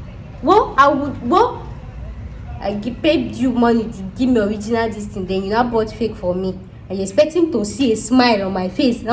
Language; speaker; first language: English; non-native, local second language; Yoruba